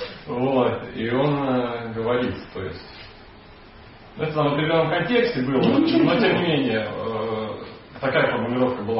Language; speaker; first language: Russian; native; Russian